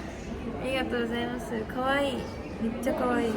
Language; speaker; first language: Japanese; native; Japanese